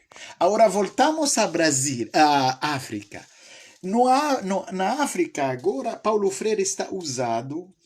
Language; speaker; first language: Portuguese; non-native, fluent; French